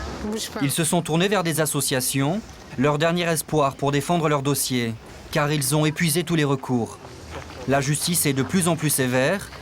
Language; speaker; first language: French; native; French